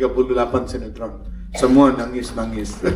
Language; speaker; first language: Indonesian; non-native, fluent; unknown